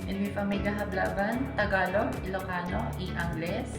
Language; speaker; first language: Spanish; non-native, learner; Filipino